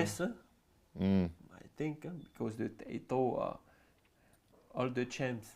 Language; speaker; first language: English; non-native, learner; French